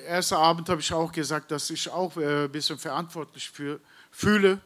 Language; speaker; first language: German; non-native, learner; Turkish